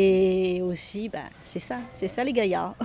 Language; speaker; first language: French; non-native, local second language; Réunion Creole French